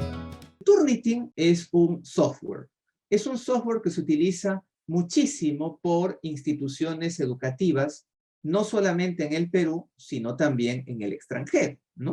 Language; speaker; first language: Spanish; native; Spanish